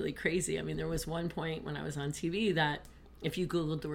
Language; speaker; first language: English; native; English